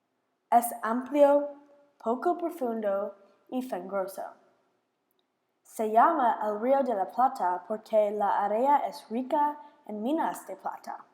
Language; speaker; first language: Spanish; non-native, learner; English